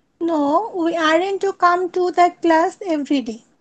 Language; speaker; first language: English; non-native, learner; Bangla